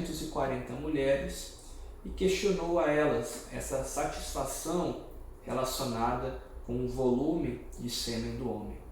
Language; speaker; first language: Portuguese; native; Portuguese